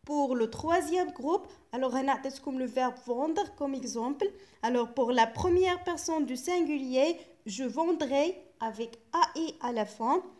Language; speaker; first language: French; non-native, local second language; Arabic